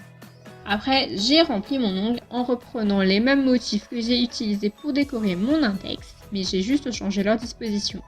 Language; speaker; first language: French; native; French